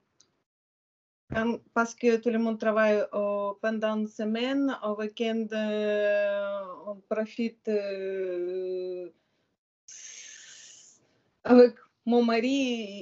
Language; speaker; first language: French; non-native, learner; Ukrainian